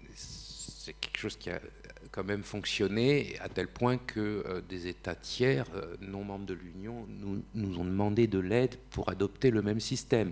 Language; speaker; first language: French; native; French